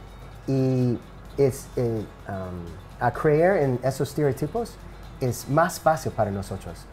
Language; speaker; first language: Spanish; non-native, learner; English